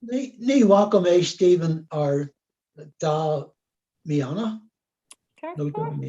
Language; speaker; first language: Irish; non-native, local second language; English